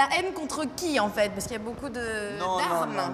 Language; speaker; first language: French; native; French